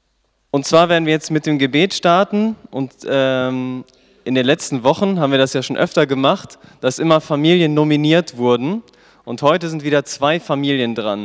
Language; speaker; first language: German; native; German